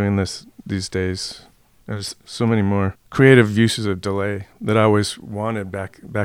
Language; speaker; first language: English; native; English